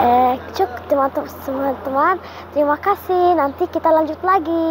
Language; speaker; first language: Indonesian; early bilingual, heritage; Indonesian